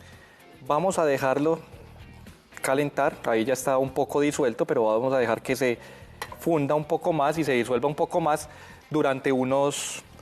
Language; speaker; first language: Spanish; native; Spanish